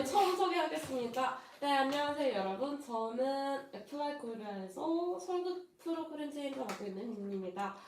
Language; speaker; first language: Korean; non-native, fluent; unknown